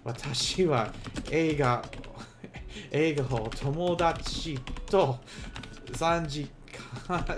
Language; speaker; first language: Japanese; non-native, learner; English